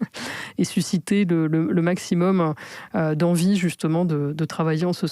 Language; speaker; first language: French; native; French